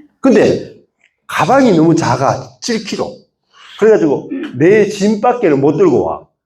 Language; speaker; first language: Korean; native; Korean